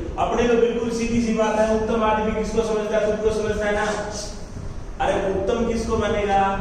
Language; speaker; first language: Hindi; native; Hindi